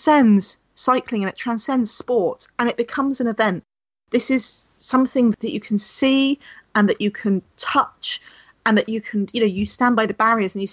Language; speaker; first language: English; native; English